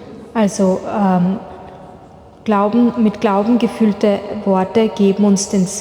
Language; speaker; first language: German; non-native, fluent; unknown